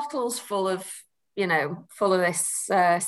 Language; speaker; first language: English; native; English